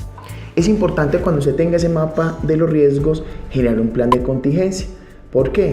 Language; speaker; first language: Spanish; native; Spanish